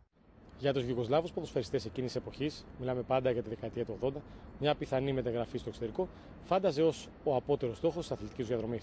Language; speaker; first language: Greek; native; Greek